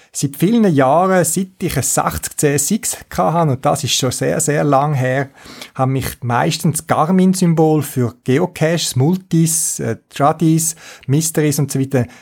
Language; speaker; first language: German; native; German